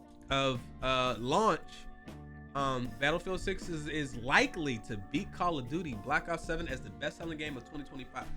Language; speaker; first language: English; native; English